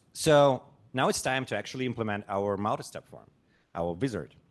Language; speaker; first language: English; non-native, fluent; Russian